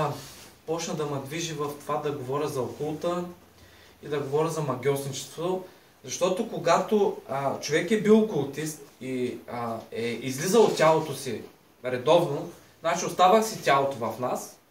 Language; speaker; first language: Bulgarian; native; Bulgarian